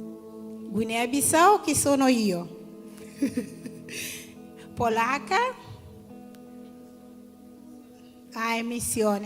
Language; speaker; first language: Italian; non-native, learner; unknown